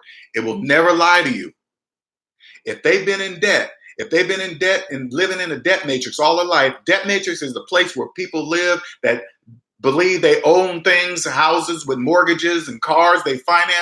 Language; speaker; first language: English; native; English